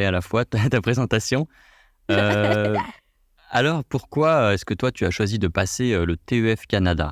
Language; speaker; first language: French; native; French